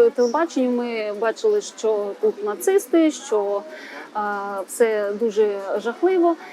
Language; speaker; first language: Ukrainian; non-native, fluent; Russian